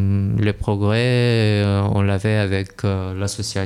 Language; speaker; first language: French; non-native, learner; Russian